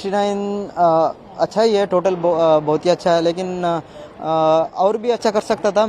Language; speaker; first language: Hindi; non-native, local second language; Kannada